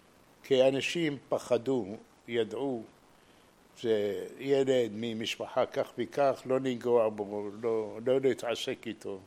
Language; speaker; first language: Hebrew; non-native, fluent; Arabic